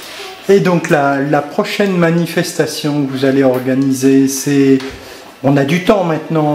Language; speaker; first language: French; native; French